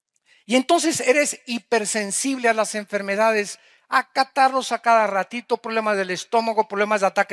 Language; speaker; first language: Spanish; native; Spanish